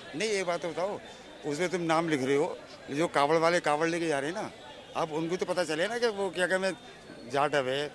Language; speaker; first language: Hindi; native; Hindi